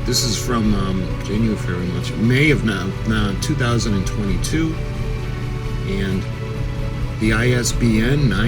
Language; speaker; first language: English; native; English